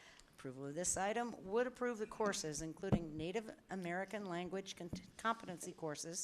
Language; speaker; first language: English; native; English